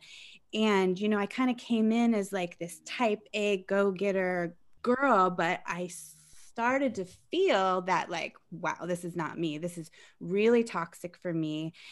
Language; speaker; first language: English; native; English